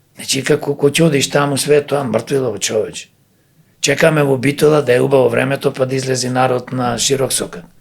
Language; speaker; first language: Macedonian; native; Macedonian